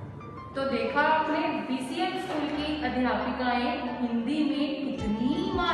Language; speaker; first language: Hindi; native; Hindi